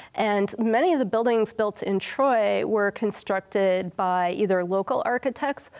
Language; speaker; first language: English; native; English